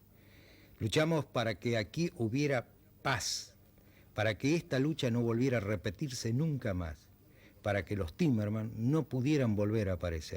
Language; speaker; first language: Spanish; native; Spanish